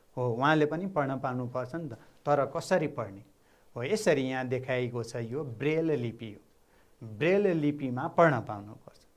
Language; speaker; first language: Nepali; non-native, local second language; Bhojpuri